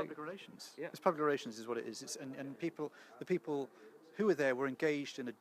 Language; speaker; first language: English; native; English